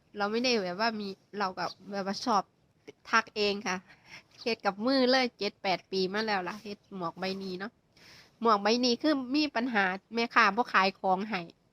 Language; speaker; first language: Thai; native; Thai